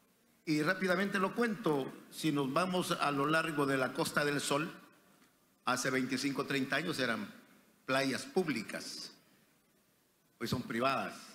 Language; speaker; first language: Spanish; native; Spanish